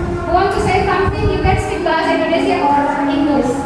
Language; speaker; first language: English; non-native, learner; Indonesian